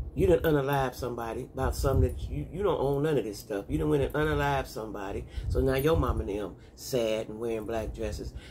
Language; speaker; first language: English; native; English